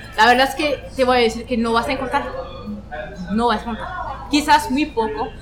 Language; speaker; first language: Spanish; non-native, fluent; French